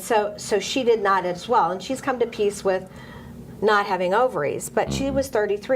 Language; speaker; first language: English; native; English